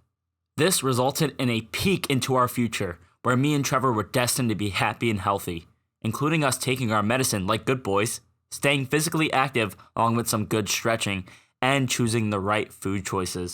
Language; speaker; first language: English; native; English